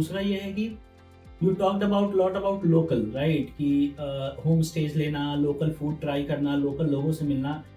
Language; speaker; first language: Hindi; native; Hindi